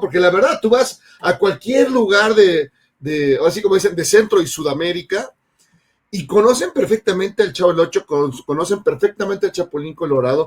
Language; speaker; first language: Spanish; native; Spanish